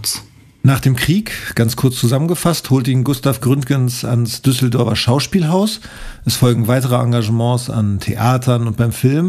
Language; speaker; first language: German; native; German